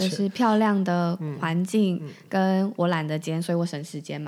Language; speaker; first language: Chinese; native; Chinese